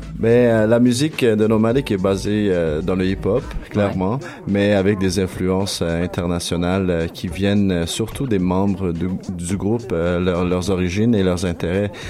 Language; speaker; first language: French; early bilingual, other home language; Spanish